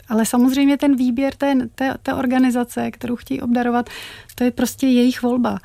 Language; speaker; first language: Czech; native; Czech